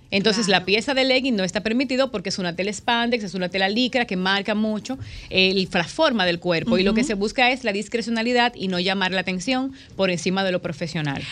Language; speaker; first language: Spanish; native; Spanish